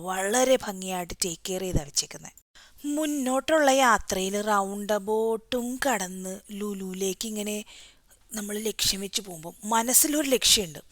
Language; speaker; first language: Malayalam; native; Malayalam